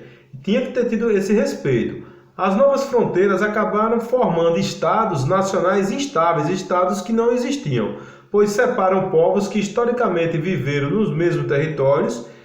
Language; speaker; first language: Portuguese; native; Portuguese